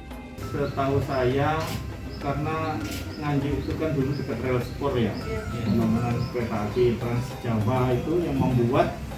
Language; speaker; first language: Indonesian; native; Indonesian